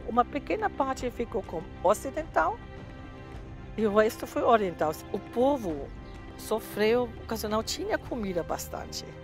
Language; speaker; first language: Portuguese; non-native, fluent; German